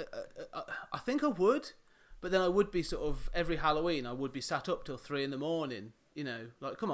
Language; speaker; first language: English; native; English